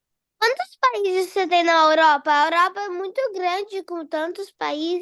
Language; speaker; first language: Portuguese; early bilingual, heritage; Portuguese